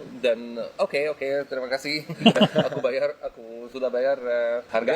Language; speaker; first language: Indonesian; non-native, fluent; Arabic